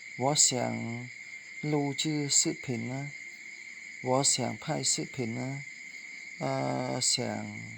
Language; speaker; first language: Chinese; non-native, learner; Khmer